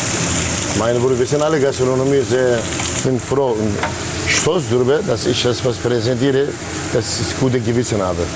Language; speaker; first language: German; non-native, local second language; Turkish